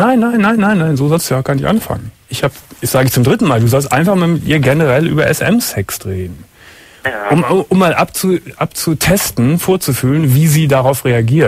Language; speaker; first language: German; native; German